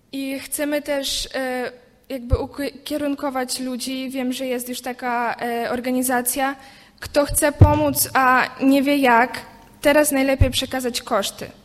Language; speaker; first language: Polish; non-native, fluent; Ukrainian